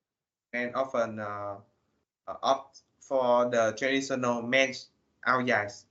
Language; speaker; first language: English; non-native, learner; Vietnamese